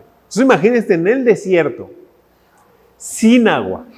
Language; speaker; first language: Spanish; native; Spanish